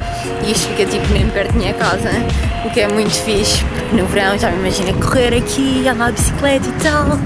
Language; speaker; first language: Portuguese; early bilingual, heritage; Portuguese